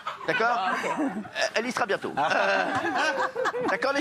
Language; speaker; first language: French; native; French